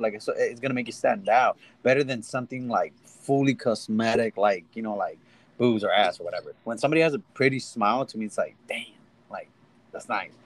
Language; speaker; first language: English; early bilingual, other home language; Spanish